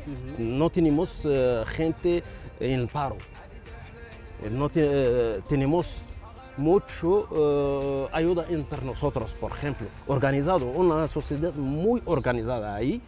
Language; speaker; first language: Spanish; non-native, learner; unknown